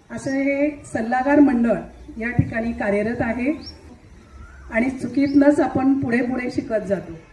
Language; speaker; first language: Marathi; native; Marathi